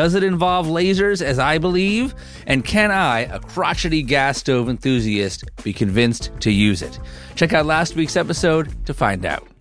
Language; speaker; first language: English; native; English